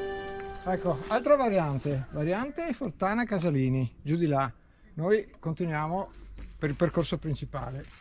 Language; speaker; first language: Italian; native; Italian